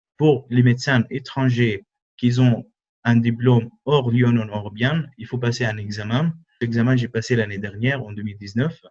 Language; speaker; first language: French; non-native, fluent; Arabic